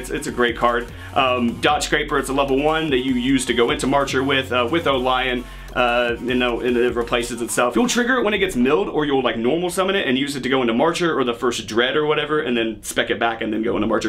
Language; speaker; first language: English; native; English